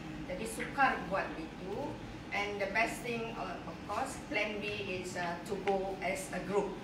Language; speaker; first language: English; non-native, local second language; Malay